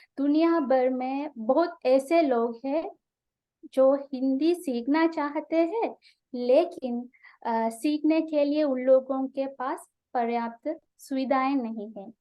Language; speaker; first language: Hindi; non-native, fluent; Sinhala